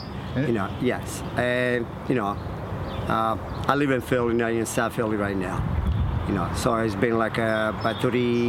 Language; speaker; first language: English; non-native, fluent; Italian